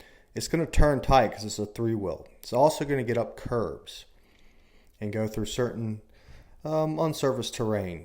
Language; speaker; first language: English; native; English